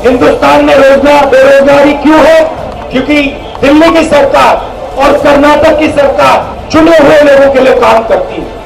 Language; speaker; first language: Hindi; native; Hindi